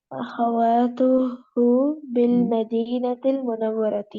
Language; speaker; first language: Arabic; non-native, learner; Urdu